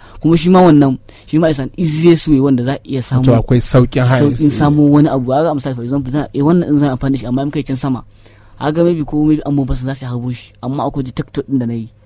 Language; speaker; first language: Hausa; native; Hausa